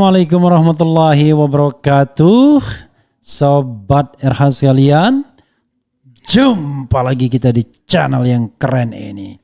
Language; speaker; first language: Indonesian; native; Indonesian